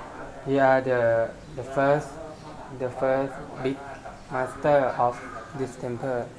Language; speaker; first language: English; non-native, learner; Thai